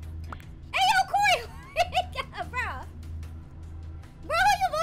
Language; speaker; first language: English; native; English